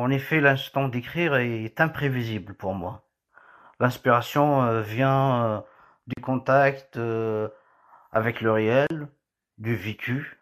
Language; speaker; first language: French; non-native, local second language; Kabyle